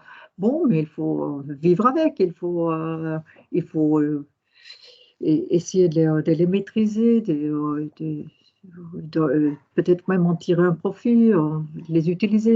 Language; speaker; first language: French; non-native, fluent; Norwegian